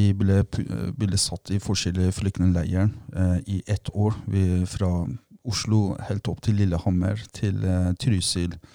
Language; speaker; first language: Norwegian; early bilingual, other home language; Persian